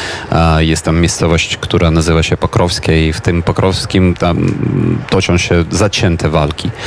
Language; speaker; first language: Polish; non-native, fluent; Ukrainian